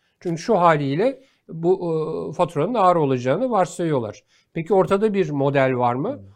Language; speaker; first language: Turkish; native; Turkish